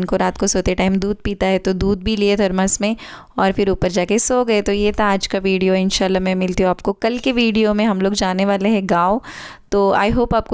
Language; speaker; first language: Hindi; native; Hindi